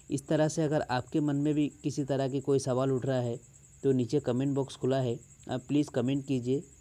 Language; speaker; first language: Hindi; non-native, local second language; Bangla